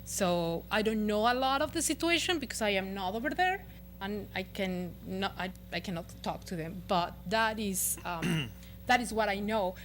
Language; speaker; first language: English; non-native, fluent; Spanish